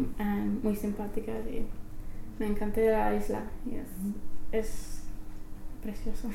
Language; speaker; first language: Spanish; non-native, learner; English